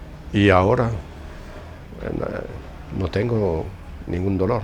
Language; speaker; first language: Spanish; non-native, learner; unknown